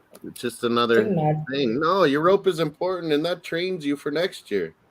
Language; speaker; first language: English; native; English